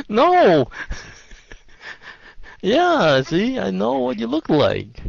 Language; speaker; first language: English; non-native, fluent; Vietnamese